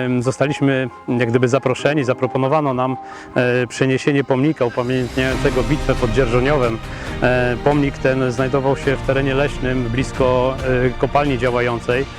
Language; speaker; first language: Polish; native; Polish